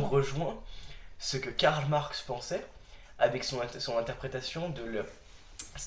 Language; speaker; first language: French; native; French